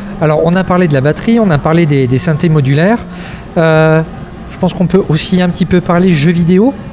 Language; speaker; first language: French; native; French